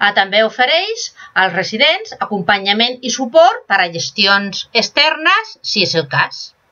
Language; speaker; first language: Catalan; non-native, local second language; Spanish